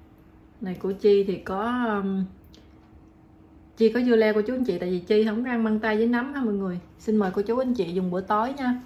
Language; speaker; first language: Vietnamese; native; Vietnamese